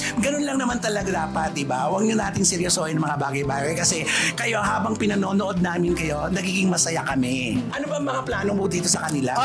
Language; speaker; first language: Filipino; non-native, local second language; Iloko